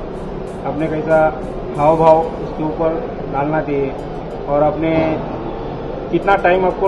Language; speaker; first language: Hindi; non-native, local second language; Marathi